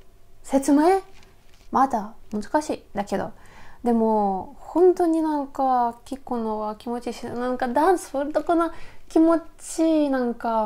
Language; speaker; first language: Japanese; non-native, learner; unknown